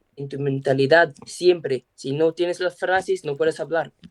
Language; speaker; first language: Spanish; non-native, learner; English